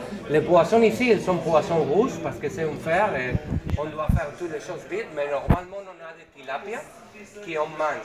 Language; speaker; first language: French; non-native, learner; Spanish